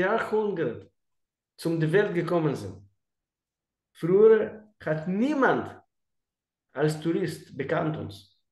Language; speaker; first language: German; non-native, learner; Russian